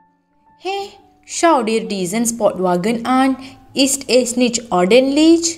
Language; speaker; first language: German; non-native, learner; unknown